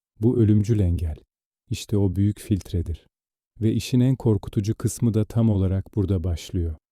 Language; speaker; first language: Turkish; native; Turkish